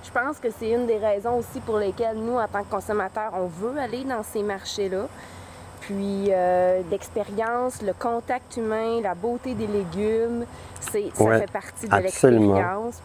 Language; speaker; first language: French; native; French